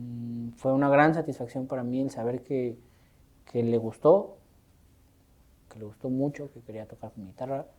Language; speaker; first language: Spanish; native; Spanish